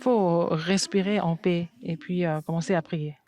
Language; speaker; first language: French; non-native, fluent; Korean